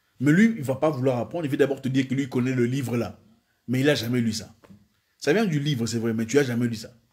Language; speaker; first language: French; non-native, local second language; Swahili